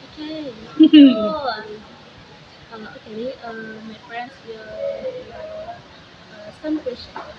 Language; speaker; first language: English; non-native, learner; Indonesian